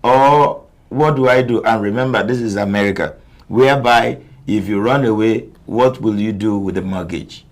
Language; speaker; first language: English; non-native, local second language; Yoruba